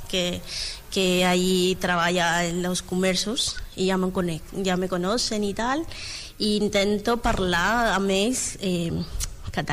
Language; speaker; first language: Catalan; non-native, learner; Spanish